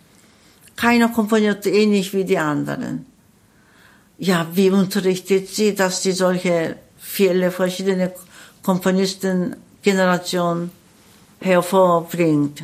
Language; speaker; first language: German; non-native, learner; Korean